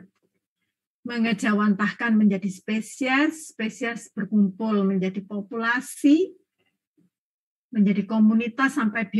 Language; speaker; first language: Indonesian; native; Indonesian